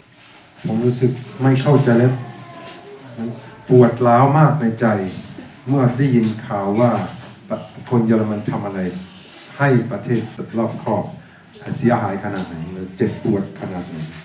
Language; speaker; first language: Thai; non-native, fluent; German